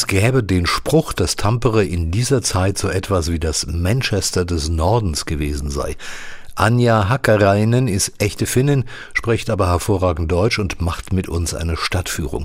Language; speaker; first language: German; native; German